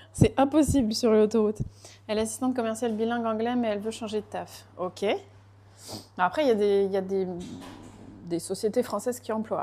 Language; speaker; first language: French; native; French